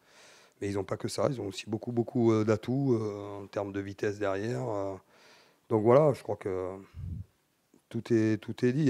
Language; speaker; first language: French; native; French